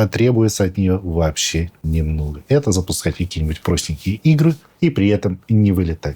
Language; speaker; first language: Russian; native; Russian